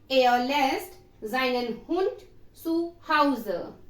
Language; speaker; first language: German; non-native, fluent; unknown